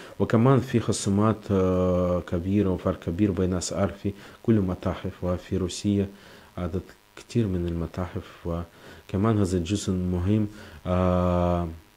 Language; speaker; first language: Arabic; non-native, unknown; Russian